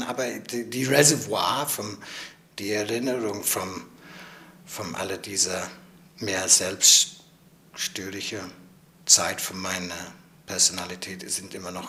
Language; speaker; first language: German; non-native, learner; English